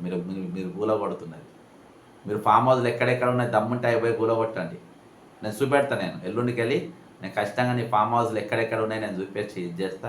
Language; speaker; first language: Telugu; native; Telugu